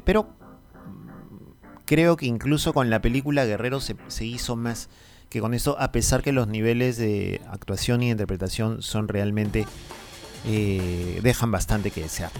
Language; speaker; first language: Spanish; native; Spanish